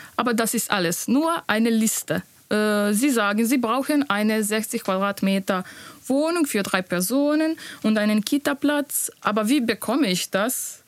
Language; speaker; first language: German; non-native, learner; Bosnian